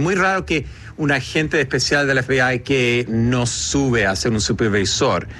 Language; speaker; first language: Spanish; early bilingual, heritage; Spanish